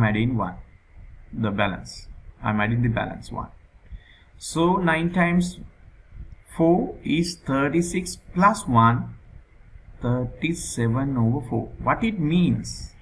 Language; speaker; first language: English; non-native, local second language; Sinhala